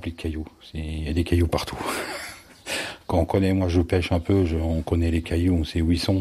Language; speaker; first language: French; native; French